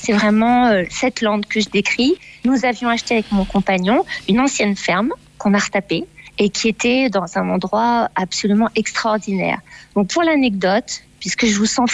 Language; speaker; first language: French; native; French